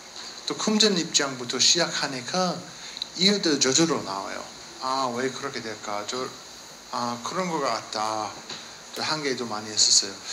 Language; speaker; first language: Korean; non-native, learner; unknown